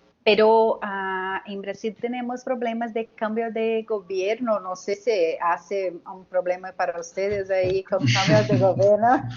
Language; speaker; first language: Spanish; non-native, learner; Portuguese